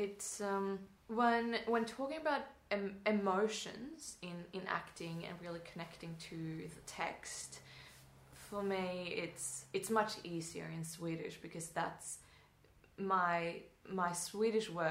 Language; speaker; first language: English; non-native, fluent; Swedish